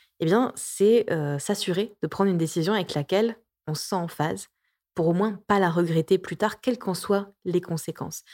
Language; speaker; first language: French; native; French